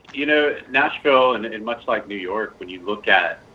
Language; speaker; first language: English; native; English